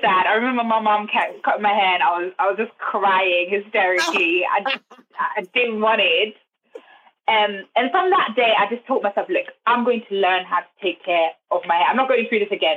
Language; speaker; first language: English; non-native, fluent; German